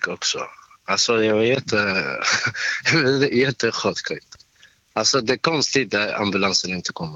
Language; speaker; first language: Swedish; non-native, local second language; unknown